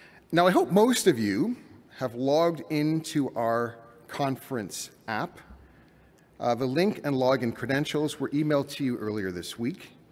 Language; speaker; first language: English; native; English